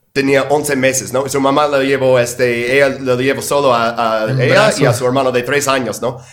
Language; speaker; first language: Spanish; non-native, fluent; English